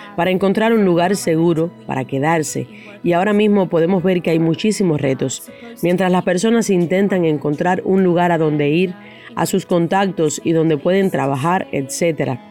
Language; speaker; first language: Spanish; non-native, fluent; Ukrainian